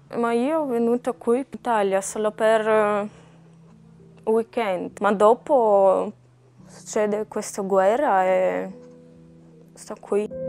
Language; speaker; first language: Italian; non-native, learner; Ukrainian